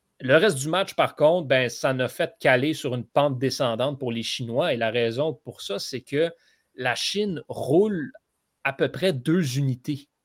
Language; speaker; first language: French; native; French